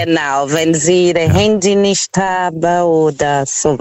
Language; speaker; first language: German; non-native, fluent; Portuguese